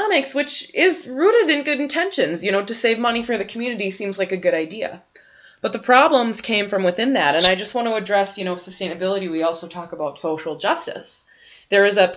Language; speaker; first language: English; native; English